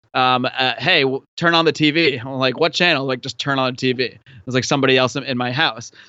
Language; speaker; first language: English; native; English